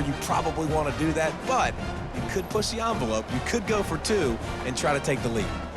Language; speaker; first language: English; native; English